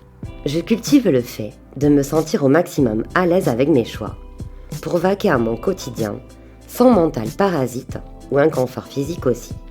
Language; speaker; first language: French; native; French